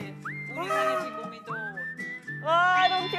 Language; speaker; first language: Korean; non-native, learner; German